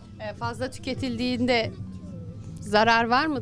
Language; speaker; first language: Turkish; native; Turkish